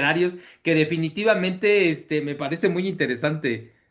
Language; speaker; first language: Spanish; native; Spanish